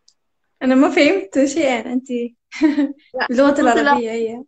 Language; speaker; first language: Arabic; non-native, learner; Turkish